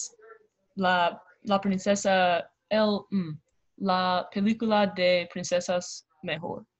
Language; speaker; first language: Spanish; non-native, learner; English